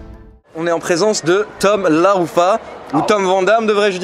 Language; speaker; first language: French; native; French